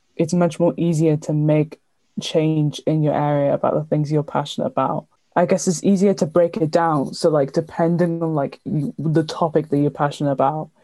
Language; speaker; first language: English; native; English